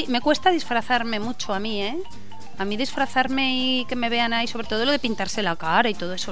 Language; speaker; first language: Spanish; native; Spanish